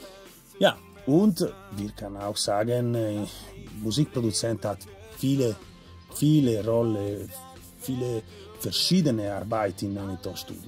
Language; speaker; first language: German; non-native, learner; Italian